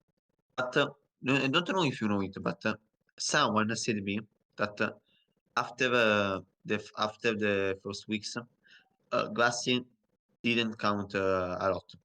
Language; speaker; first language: English; non-native, learner; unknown